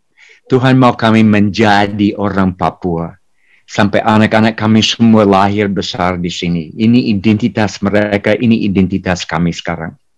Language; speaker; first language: Indonesian; non-native, fluent; English